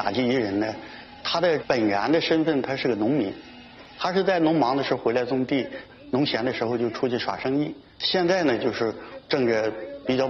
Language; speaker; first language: Chinese; native; Chinese